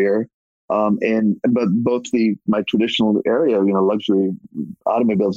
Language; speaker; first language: English; native; English